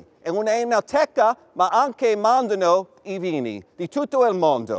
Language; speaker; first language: Italian; non-native, learner; English